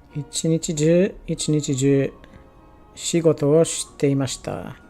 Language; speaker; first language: Japanese; non-native, learner; English